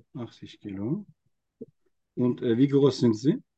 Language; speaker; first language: German; non-native, fluent; Turkish